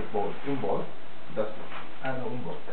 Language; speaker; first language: Spanish; non-native, learner; Japanese